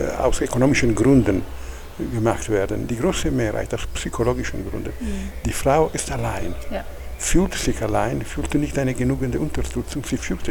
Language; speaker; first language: German; non-native, fluent; Italian